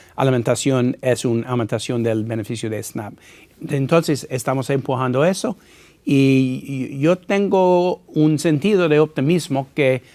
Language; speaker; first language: Spanish; non-native, fluent; English